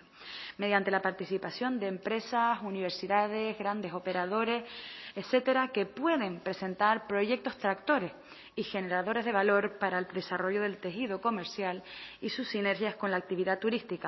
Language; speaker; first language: Spanish; native; Spanish